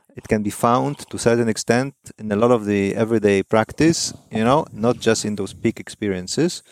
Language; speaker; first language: English; non-native, fluent; Polish